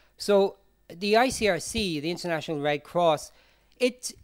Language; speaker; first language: English; native; English